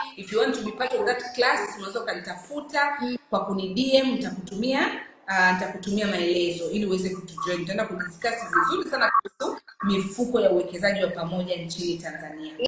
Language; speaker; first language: Swahili; native; Swahili